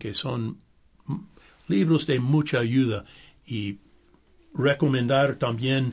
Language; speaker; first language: Spanish; non-native, fluent; English